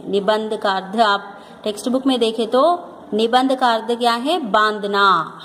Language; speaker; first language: Hindi; non-native, local second language; Telugu